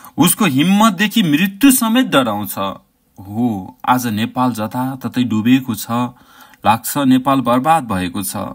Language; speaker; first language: Nepali; native; Nepali